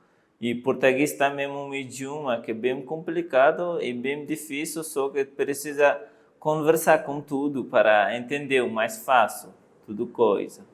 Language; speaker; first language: Portuguese; non-native, learner; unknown